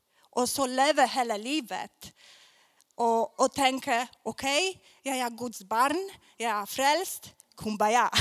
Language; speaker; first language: Swedish; non-native, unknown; Polish